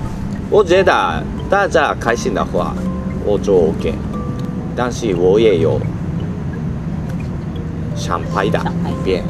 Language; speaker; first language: Chinese; non-native, learner; Japanese